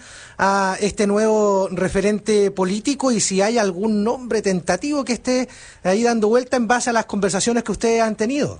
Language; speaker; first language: Spanish; native; Spanish